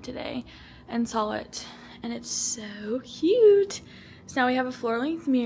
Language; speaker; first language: English; native; English